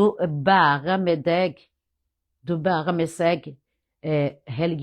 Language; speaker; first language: Norwegian; non-native, fluent; Portuguese